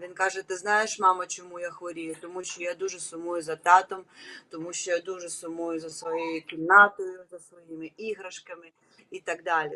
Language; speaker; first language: Ukrainian; non-native, local second language; Russian